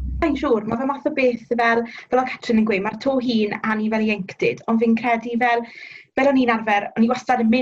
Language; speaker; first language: Welsh; native; Welsh